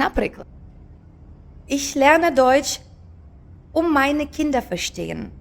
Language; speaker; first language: German; non-native, fluent; Ukrainian